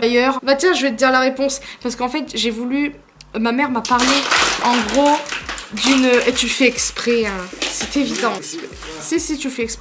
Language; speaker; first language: French; native; French